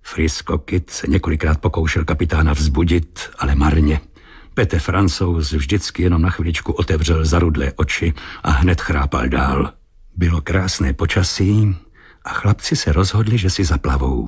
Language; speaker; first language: Czech; native; Czech